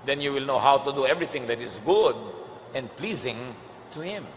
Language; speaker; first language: English; non-native, local second language; Filipino